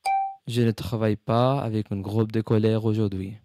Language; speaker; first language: French; non-native, learner; English